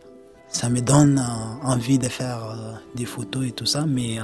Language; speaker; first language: French; non-native, learner; Arabic